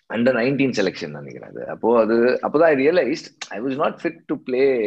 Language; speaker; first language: English; non-native, local second language; Tamil